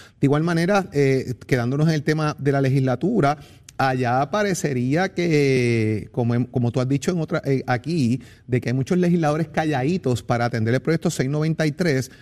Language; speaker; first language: Spanish; native; Spanish